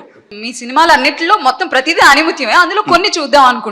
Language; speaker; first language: Telugu; native; Telugu